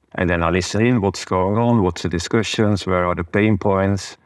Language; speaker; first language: English; non-native, fluent; Dutch